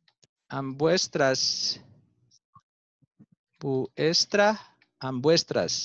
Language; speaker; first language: English; non-native, learner; Spanish